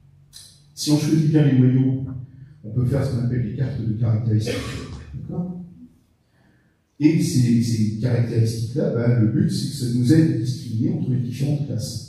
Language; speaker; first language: French; native; French